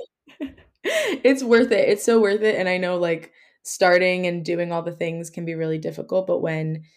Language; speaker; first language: English; native; English